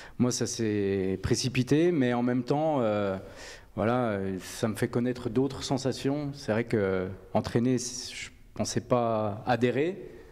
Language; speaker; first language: French; native; French